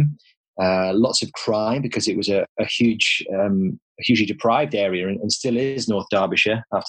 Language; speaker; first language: English; native; English